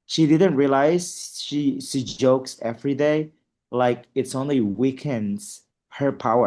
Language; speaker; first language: English; non-native, fluent; Indonesian